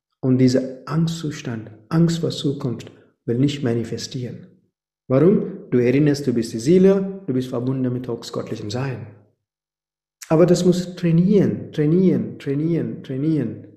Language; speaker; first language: German; non-native, fluent; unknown